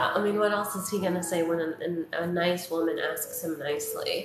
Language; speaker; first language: English; native; English